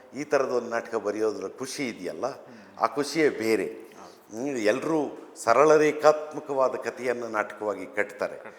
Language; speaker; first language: Kannada; native; Kannada